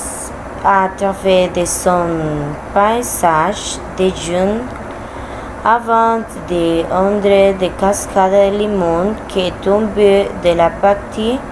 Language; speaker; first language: French; non-native, learner; Spanish